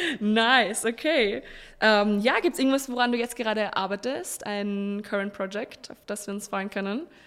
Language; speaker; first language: German; native; German